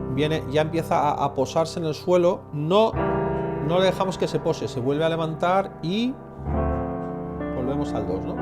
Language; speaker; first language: Spanish; native; Spanish